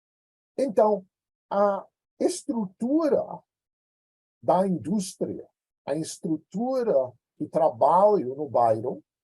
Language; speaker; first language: Portuguese; non-native, fluent; English